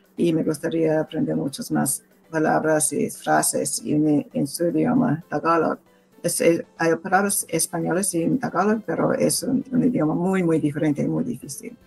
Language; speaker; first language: Spanish; non-native, fluent; English